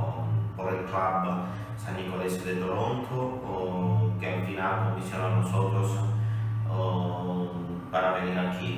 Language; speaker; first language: Spanish; non-native, learner; Italian